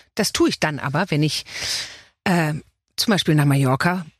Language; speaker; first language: German; native; German